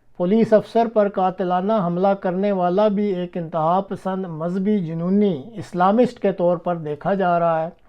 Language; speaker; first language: Urdu; native; Urdu